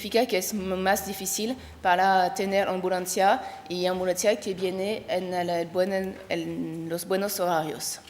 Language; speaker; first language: Spanish; non-native, learner; French